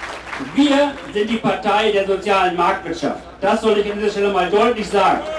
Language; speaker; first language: German; native; German